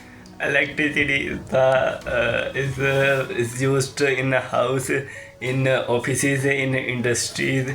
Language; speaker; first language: English; non-native, local second language; Urdu